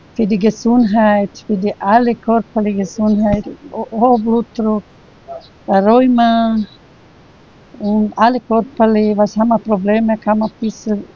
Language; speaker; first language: German; non-native, learner; Bosnian